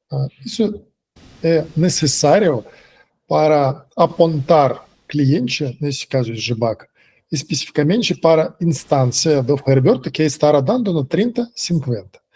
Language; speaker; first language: Portuguese; non-native, fluent; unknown